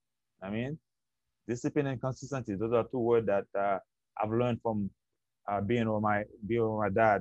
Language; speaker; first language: English; early bilingual, other home language; Haitian Creole